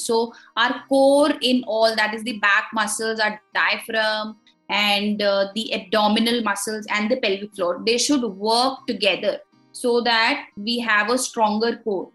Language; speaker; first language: English; non-native, local second language; Hindi